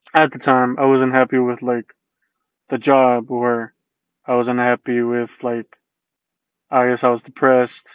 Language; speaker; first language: English; early bilingual, other home language; Spanish